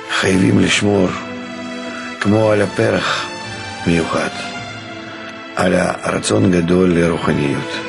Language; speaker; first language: Hebrew; non-native, fluent; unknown